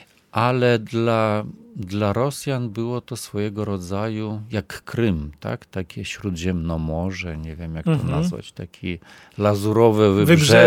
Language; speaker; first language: Polish; non-native, fluent; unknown